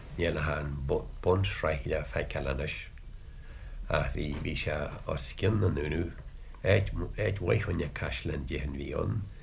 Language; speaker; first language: Irish; native; Irish